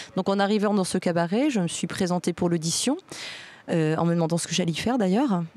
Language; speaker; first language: French; native; French